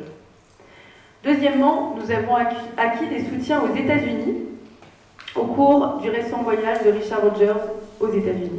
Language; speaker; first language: French; native; French